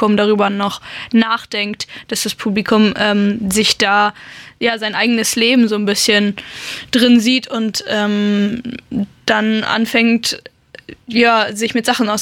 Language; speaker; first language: German; non-native, local second language; Luxembourgish